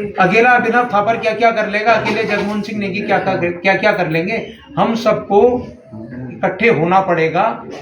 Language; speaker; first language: Hindi; native; Hindi